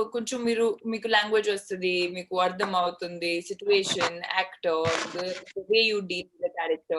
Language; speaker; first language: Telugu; non-native, learner; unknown